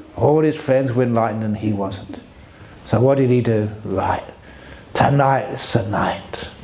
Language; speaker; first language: English; native; English